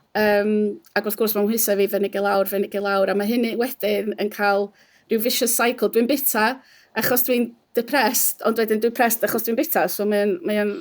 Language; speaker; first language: Welsh; native; Welsh